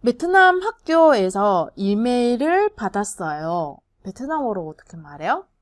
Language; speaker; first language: Korean; non-native, fluent; Vietnamese